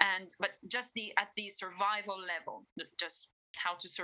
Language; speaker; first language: English; non-native, fluent; Italian